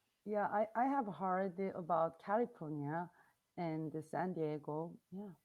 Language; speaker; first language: English; non-native, learner; Korean